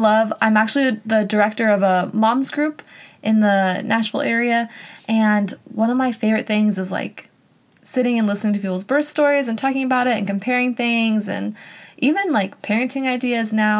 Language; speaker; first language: English; native; English